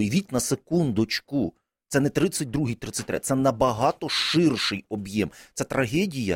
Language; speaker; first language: Ukrainian; native; Ukrainian